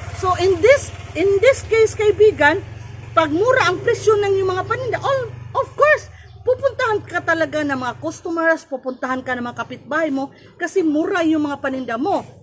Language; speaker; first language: Filipino; non-native, local second language; Cebuano